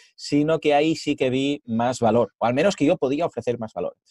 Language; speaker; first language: Spanish; native; Spanish